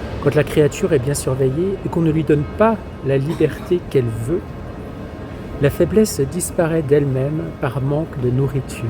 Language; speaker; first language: French; native; French